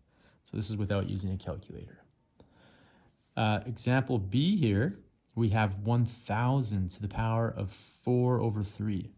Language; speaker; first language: English; native; English